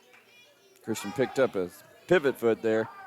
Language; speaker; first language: English; native; English